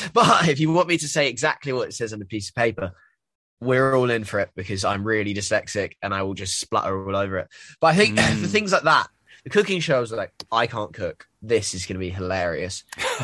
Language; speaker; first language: English; native; English